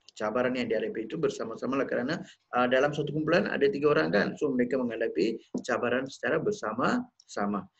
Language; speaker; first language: Malay; non-native, local second language; Tamil